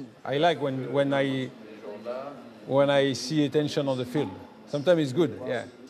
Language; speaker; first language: English; non-native, fluent; French